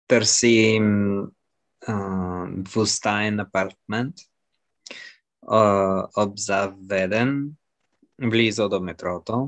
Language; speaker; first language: Bulgarian; non-native, learner; French